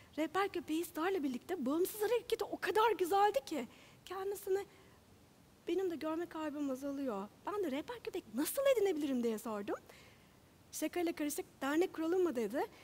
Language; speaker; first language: Turkish; native; Turkish